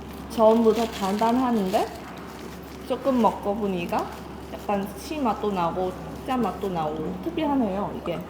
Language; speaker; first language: Korean; non-native, fluent; Vietnamese